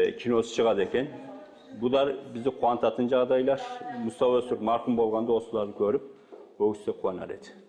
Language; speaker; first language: Kazakh; early bilingual, heritage; Kazakh